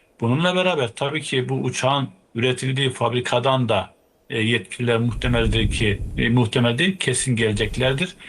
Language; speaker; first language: Turkish; native; Turkish